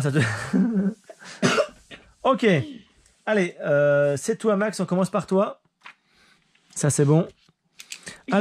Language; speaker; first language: French; native; French